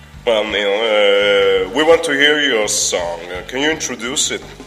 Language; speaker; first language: English; non-native, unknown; Italian